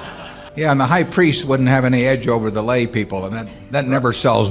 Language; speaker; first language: English; native; English